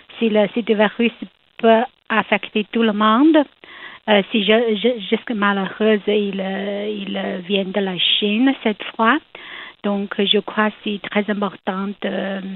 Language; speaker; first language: French; non-native, learner; Chinese